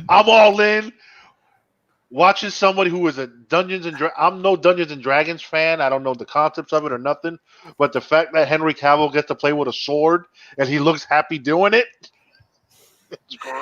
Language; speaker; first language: English; native; English